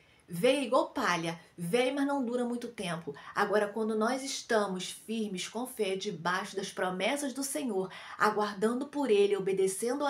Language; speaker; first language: Portuguese; native; Portuguese